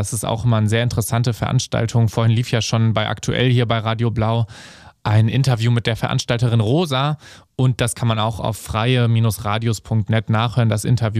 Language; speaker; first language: German; native; German